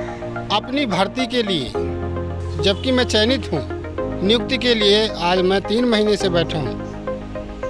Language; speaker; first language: Hindi; native; Hindi